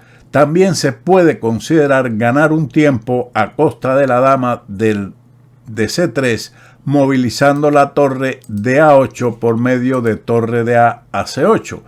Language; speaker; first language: Spanish; native; Spanish